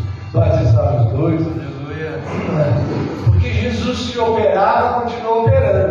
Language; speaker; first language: Portuguese; native; Portuguese